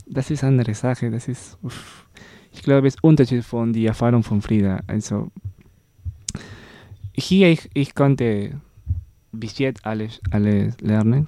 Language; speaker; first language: German; non-native, learner; Spanish